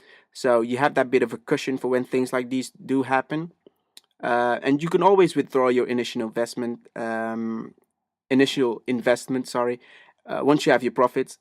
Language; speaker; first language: English; native; English